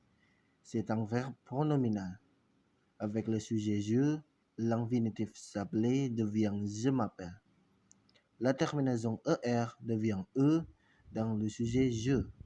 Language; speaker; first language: French; non-native, learner; Indonesian